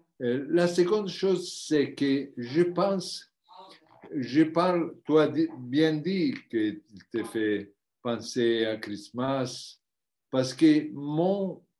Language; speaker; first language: French; non-native, learner; Italian